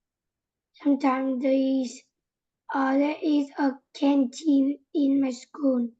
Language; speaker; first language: English; non-native, learner; Vietnamese